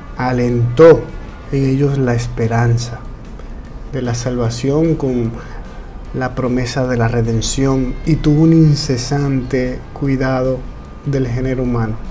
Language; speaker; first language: Spanish; native; Spanish